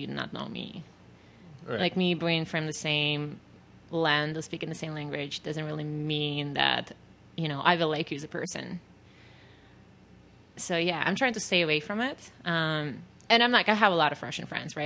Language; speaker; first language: English; non-native, fluent; Russian